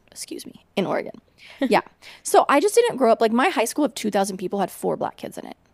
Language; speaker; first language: English; native; English